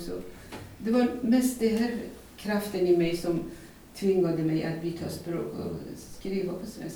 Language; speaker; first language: Swedish; non-native, fluent; Persian